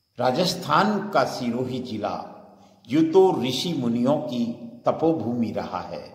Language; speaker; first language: Hindi; native; Hindi